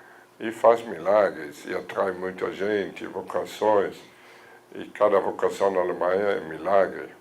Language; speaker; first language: Portuguese; non-native, fluent; German